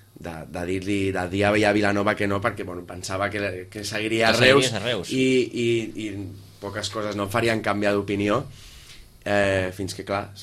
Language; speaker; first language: Catalan; native; Catalan